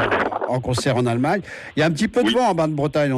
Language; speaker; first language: French; native; French